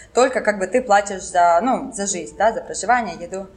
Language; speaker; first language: Russian; non-native, local second language; French